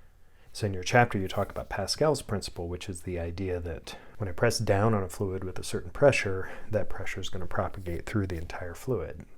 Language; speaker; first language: English; native; English